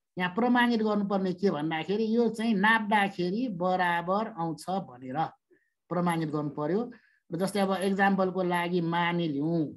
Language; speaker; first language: Nepali; native; Nepali